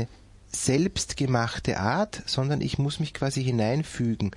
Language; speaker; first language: German; native; German